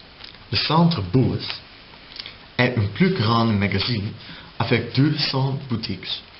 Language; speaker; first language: French; non-native, learner; Dutch